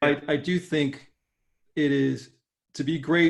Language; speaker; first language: English; native; English